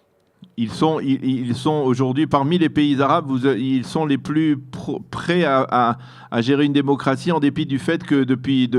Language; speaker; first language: French; native; French